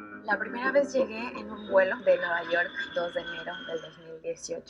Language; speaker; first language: Spanish; native; Spanish